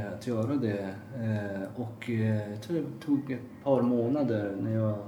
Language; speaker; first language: Swedish; non-native, fluent; Persian